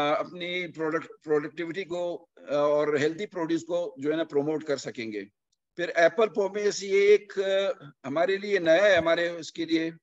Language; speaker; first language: Urdu; non-native, local second language; Punjabi